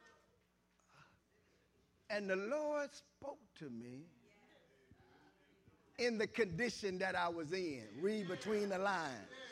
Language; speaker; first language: English; native; English